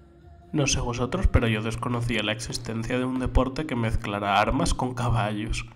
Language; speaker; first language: Spanish; native; Spanish